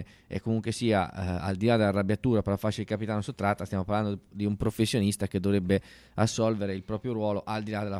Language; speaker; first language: Italian; native; Italian